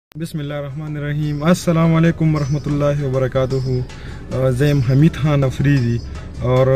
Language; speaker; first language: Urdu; non-native, local second language; Pashto